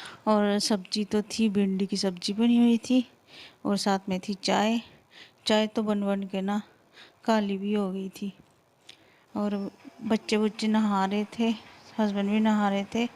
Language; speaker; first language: Hindi; non-native, local second language; Punjabi